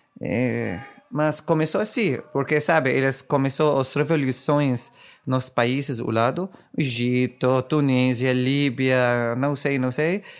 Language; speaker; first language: Portuguese; non-native, fluent; Arabic